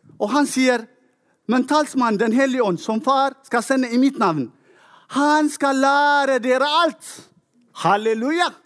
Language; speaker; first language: Norwegian; non-native, fluent; Tigrinya